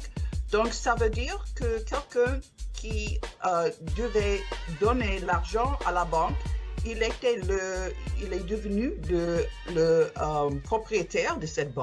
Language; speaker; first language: French; non-native, learner; English